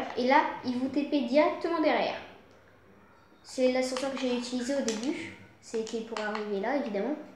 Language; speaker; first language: French; native; French